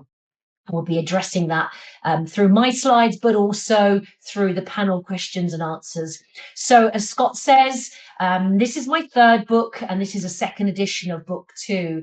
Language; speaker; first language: English; native; English